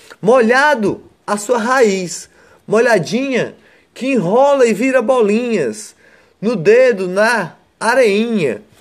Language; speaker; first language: Portuguese; native; Portuguese